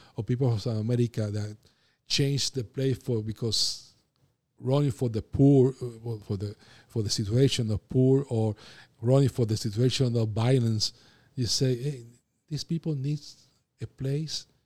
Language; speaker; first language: English; non-native, fluent; Spanish